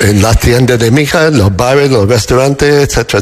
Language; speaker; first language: Spanish; non-native, learner; English